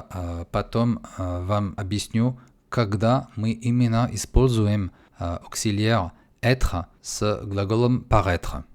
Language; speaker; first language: Russian; non-native, fluent; French